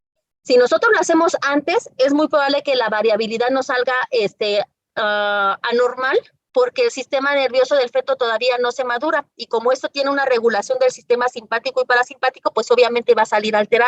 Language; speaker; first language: Spanish; native; Spanish